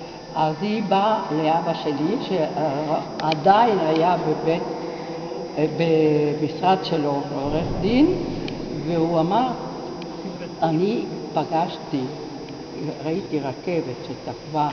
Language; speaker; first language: Hebrew; non-native, fluent; Italian